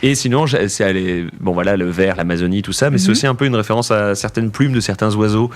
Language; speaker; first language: French; native; French